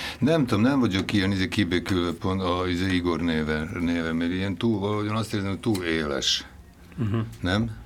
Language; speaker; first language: Hungarian; non-native, local second language; Serbian